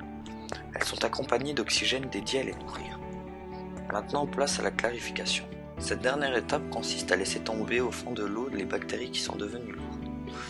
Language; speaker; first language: French; native; French